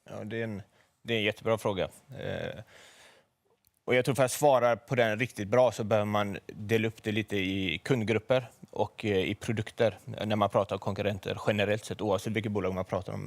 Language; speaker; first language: Swedish; native; Swedish